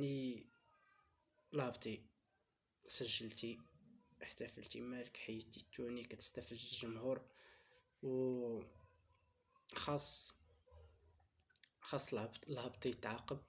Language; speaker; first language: Arabic; native; Arabic